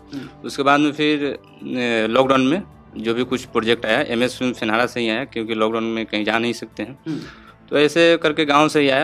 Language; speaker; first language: Hindi; non-native, local second language; Bhojpuri